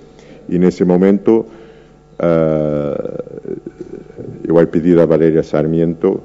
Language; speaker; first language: Spanish; non-native, fluent; Portuguese